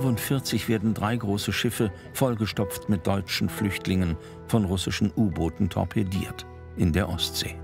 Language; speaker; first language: German; native; German